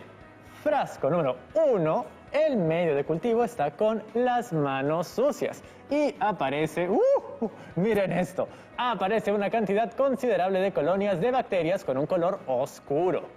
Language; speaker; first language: Spanish; native; Spanish